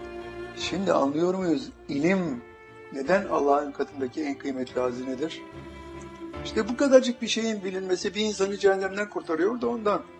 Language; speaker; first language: Turkish; native; Turkish